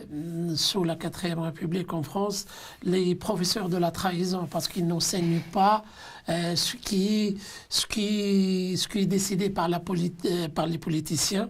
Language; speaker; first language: French; non-native, local second language; Arabic